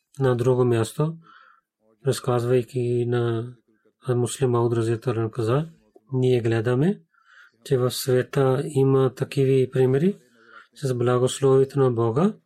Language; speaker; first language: Bulgarian; non-native, learner; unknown